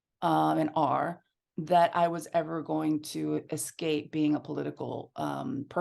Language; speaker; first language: English; early bilingual, other home language; Spanish